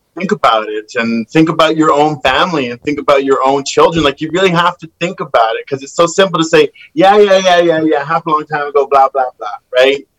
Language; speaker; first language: English; native; English